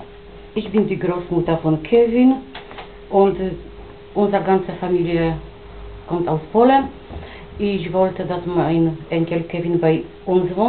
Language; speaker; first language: German; non-native, local second language; Polish